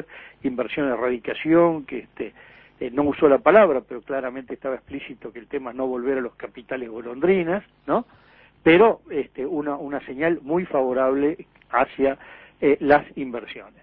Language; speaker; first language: Spanish; native; Spanish